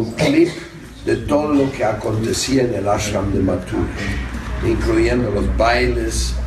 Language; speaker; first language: Spanish; non-native, fluent; German